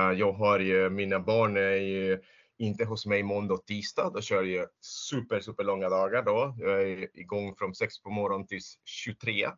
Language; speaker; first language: Swedish; non-native, fluent; Spanish